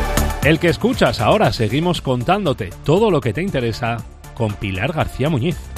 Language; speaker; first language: Spanish; native; Spanish